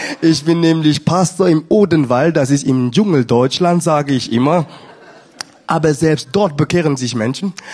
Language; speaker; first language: German; non-native, fluent; French